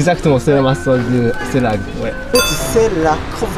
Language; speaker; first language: French; non-native, fluent; Japanese